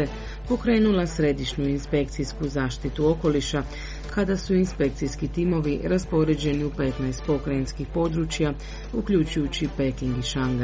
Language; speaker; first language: Croatian; native; Croatian